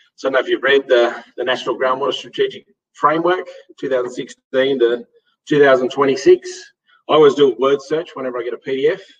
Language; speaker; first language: English; native; English